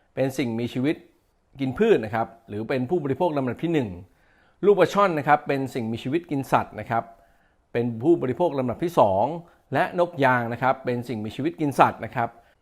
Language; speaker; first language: Thai; native; Thai